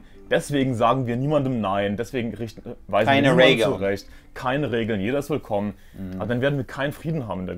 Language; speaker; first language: German; native; German